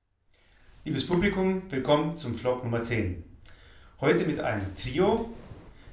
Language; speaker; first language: German; native; German